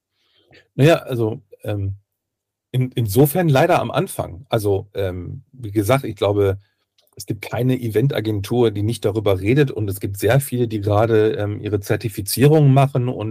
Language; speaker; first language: German; native; German